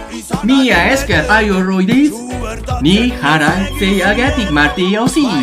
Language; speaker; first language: Basque; non-native, learner; English